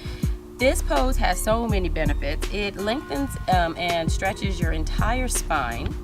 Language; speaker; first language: English; native; English